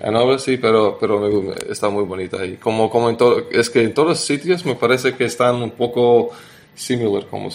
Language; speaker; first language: Spanish; non-native, learner; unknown